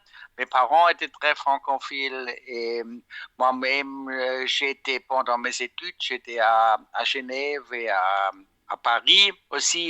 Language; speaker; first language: French; non-native, fluent; German